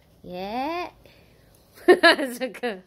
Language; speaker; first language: English; non-native, learner; Vietnamese